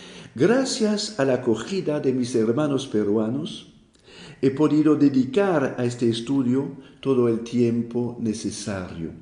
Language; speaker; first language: Spanish; non-native, fluent; French